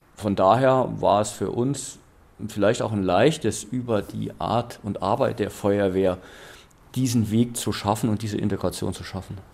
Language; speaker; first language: German; native; German